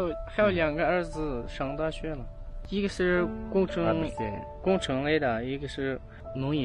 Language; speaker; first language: Chinese; non-native, local second language; Uyghur